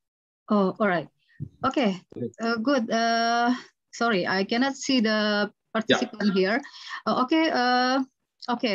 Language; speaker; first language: English; non-native, fluent; Indonesian